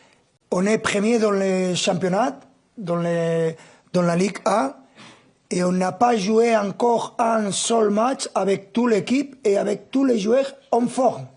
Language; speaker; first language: French; non-native, fluent; Spanish